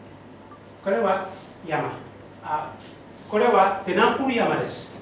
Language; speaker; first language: Japanese; non-native, learner; Mossi